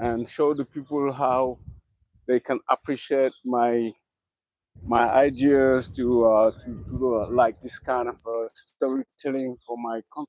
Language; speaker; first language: English; non-native, learner; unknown